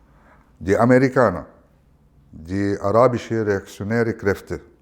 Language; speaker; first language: German; non-native, fluent; Arabic